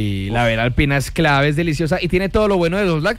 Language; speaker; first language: Spanish; native; Spanish